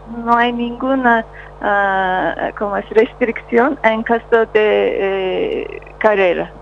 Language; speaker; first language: Spanish; non-native, fluent; Turkish